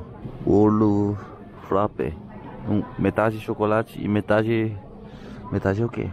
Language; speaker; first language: Portuguese; non-native, learner; Korean